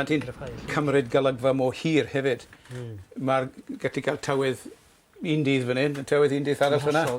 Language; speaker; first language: Welsh; native; Welsh